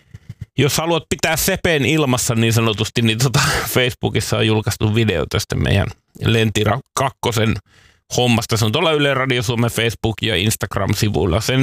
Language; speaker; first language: Finnish; native; Finnish